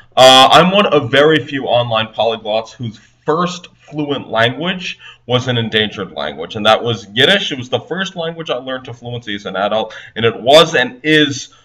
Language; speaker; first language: English; native; English